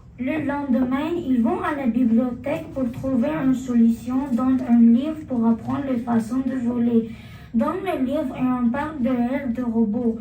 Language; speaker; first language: French; non-native, learner; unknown